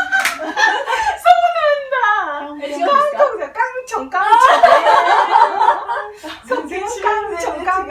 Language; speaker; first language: Japanese; non-native, fluent; Korean